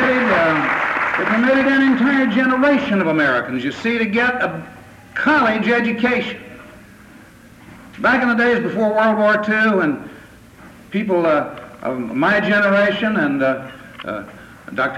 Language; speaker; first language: English; native; English